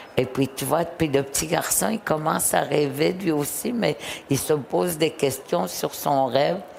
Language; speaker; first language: French; non-native, local second language; Innu-aimun